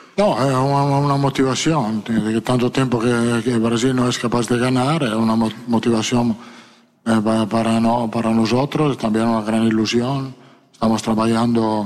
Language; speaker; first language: Spanish; non-native, fluent; Italian